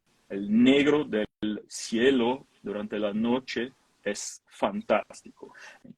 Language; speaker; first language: Spanish; non-native, fluent; Portuguese